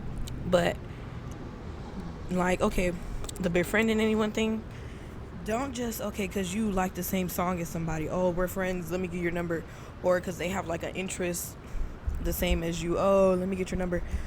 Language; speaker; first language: English; native; English